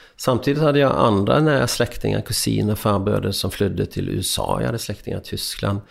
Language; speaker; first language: Swedish; early bilingual, other home language; Hungarian